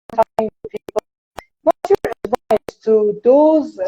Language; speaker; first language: English; non-native, fluent; Persian